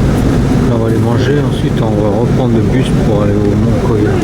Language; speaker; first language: French; native; French